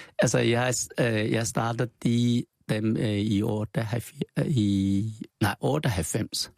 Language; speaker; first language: Danish; non-native, learner; Chinese